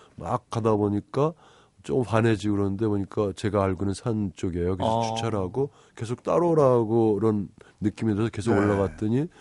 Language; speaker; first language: Korean; native; Korean